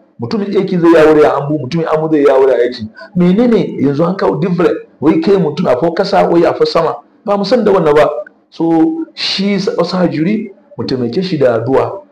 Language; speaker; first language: Hausa; non-native, local second language; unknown